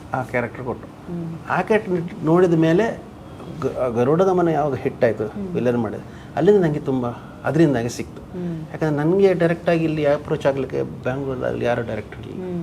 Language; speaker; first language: Kannada; non-native, local second language; Tulu